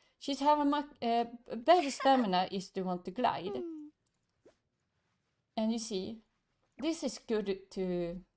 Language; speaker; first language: English; non-native, learner; Swedish